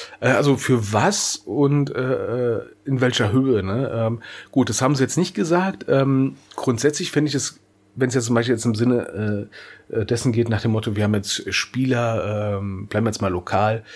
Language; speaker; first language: German; native; German